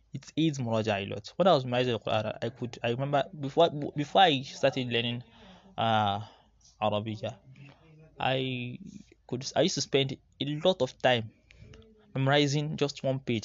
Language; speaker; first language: English; non-native, local second language; Yoruba